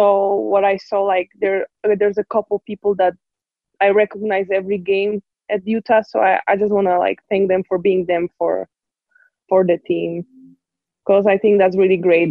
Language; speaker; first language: English; non-native, fluent; Polish